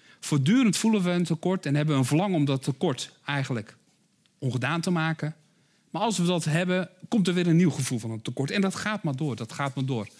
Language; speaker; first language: Dutch; native; Dutch